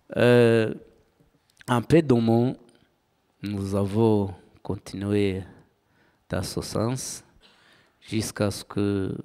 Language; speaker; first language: French; non-native, local second language; Kinyarwanda